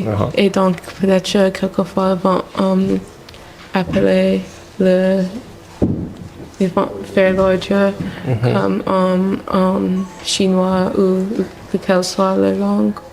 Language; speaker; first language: French; non-native, local second language; English